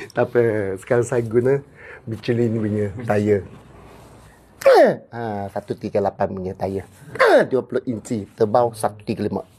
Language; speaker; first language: Malay; non-native, local second language; Cantonese